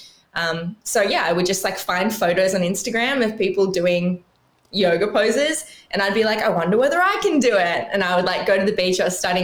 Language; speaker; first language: English; native; English